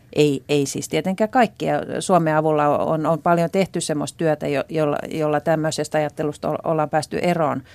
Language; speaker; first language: Finnish; native; Finnish